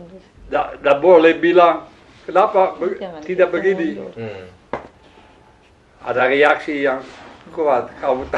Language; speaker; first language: Indonesian; non-native, learner; Dutch